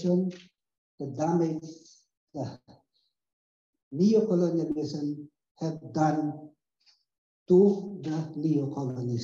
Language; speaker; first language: English; non-native, local second language; Filipino